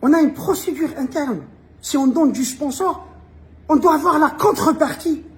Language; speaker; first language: French; non-native, local second language; Arabic